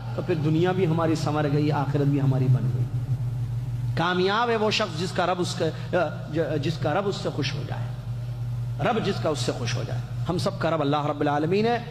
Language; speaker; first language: Urdu; native; Urdu